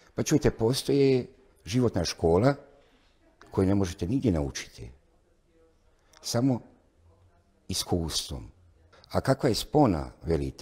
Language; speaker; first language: Croatian; native; Croatian